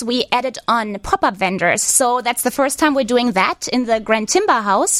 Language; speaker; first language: English; non-native, fluent; German